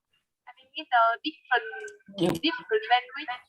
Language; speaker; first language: English; non-native, learner; Vietnamese